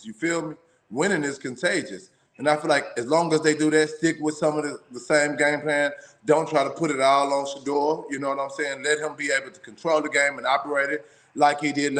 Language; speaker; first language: English; native; English